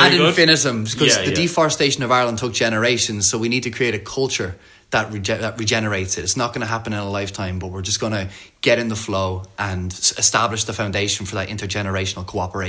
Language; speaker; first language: English; native; English